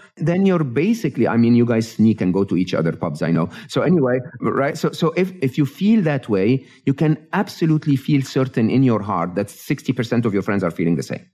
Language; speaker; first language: English; non-native, fluent; Arabic